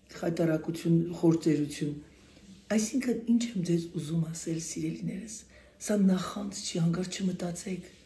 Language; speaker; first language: Armenian; native; Armenian